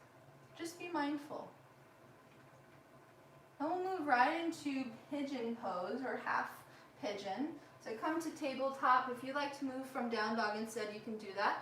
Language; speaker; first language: English; native; English